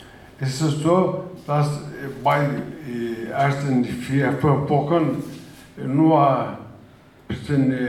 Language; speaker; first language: German; non-native, fluent; Turkish